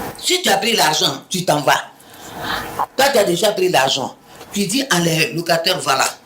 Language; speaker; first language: French; non-native, local second language; Mandingo